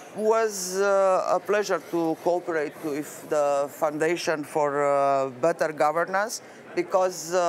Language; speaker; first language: English; non-native, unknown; Romanian